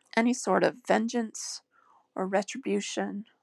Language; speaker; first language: English; native; English